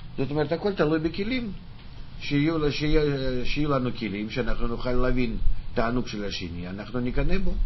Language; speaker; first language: Hebrew; non-native, fluent; Russian